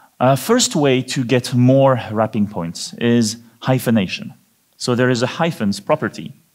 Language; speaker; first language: English; non-native, fluent; French